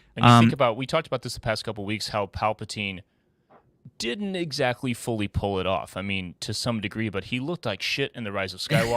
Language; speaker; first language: English; native; English